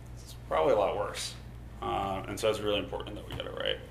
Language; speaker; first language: English; native; English